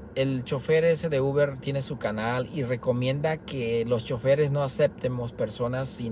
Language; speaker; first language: Spanish; native; Spanish